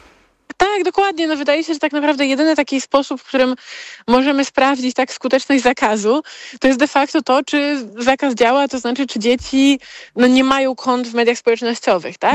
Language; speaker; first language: Polish; native; Polish